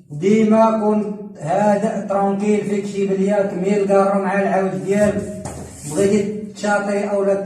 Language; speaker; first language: Arabic; native; Arabic